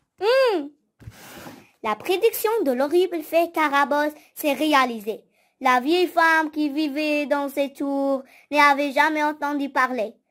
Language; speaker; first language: French; non-native, local second language; Arabic